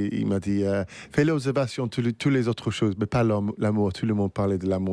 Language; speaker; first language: French; non-native, fluent; English